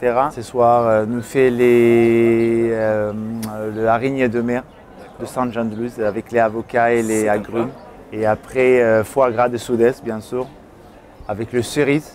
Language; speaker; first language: French; non-native, learner; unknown